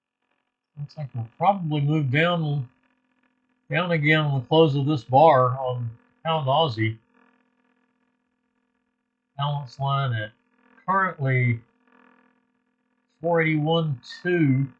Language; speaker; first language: English; native; English